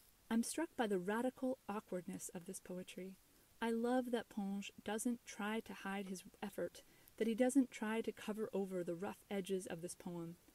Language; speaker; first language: English; native; English